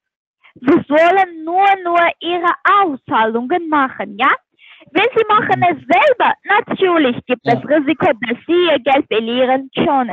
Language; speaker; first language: German; non-native, learner; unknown